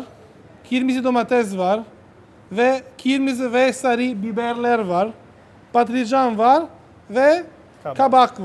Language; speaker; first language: Turkish; non-native, learner; Italian